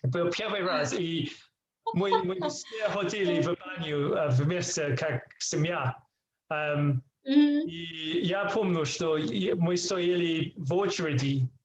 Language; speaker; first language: Russian; non-native, learner; English